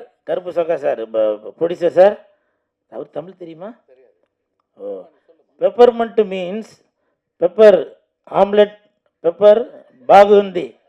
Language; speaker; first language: Tamil; native; Tamil